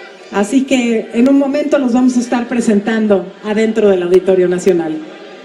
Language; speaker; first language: Spanish; native; Spanish